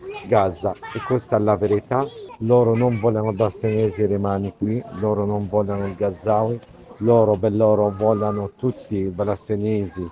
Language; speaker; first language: Italian; non-native, learner; Arabic